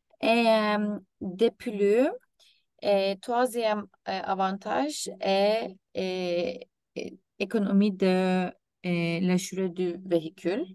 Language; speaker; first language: French; non-native, learner; Turkish